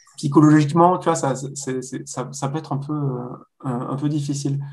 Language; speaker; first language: French; native; French